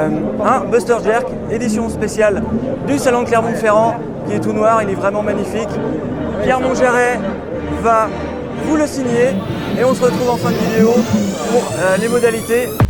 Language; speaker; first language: French; native; French